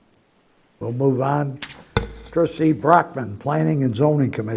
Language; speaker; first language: English; native; English